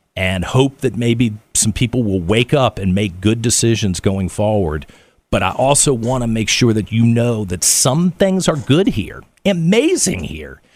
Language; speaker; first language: English; native; English